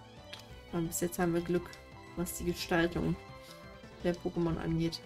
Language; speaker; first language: German; native; German